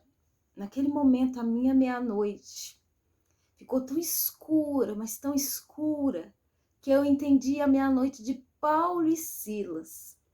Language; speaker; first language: Portuguese; native; Portuguese